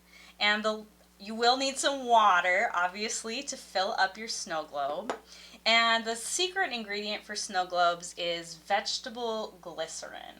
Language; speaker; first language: English; native; English